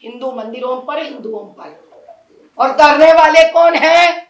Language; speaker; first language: Hindi; non-native, local second language; Telugu